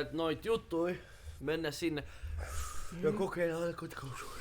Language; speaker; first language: Finnish; non-native, learner; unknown